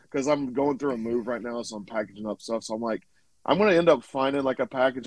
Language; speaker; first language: English; native; English